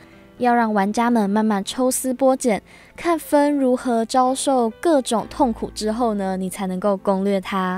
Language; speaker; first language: Chinese; native; Chinese